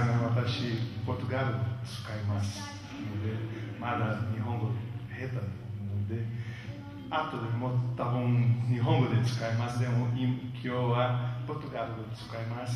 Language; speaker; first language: Japanese; non-native, learner; Portuguese